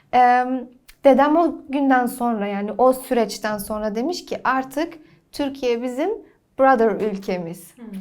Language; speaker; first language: Turkish; early bilingual, heritage; Turkish